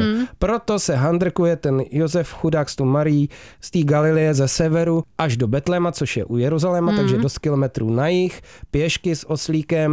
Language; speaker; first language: Czech; native; Czech